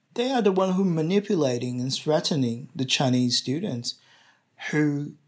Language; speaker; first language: English; non-native, fluent; Chinese